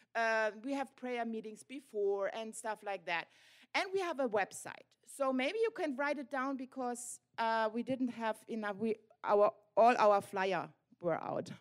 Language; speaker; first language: English; non-native, fluent; German